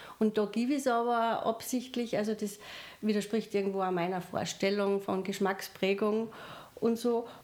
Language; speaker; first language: German; native; German